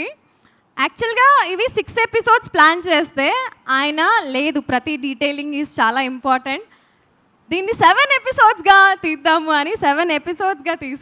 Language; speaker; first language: Telugu; native; Telugu